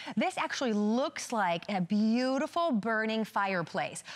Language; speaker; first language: English; native; English